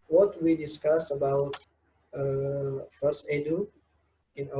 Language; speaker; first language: English; non-native, learner; Indonesian